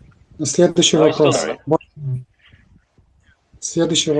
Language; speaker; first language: Russian; non-native, fluent; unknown